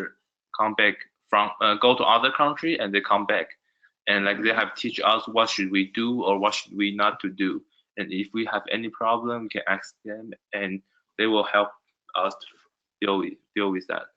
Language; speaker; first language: English; non-native, learner; Chinese